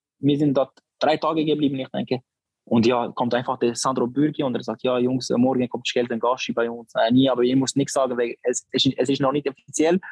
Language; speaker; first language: German; non-native, learner; Albanian